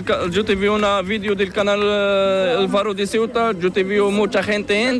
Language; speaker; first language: Spanish; non-native, learner; Arabic